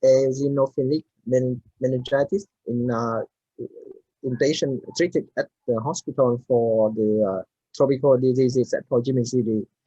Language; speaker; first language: English; non-native, learner; Vietnamese